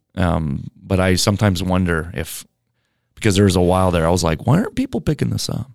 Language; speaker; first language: English; native; English